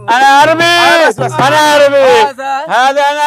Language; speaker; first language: Arabic; non-native, learner; Punjabi